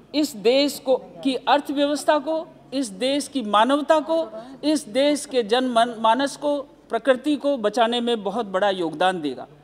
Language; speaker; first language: Hindi; native; Hindi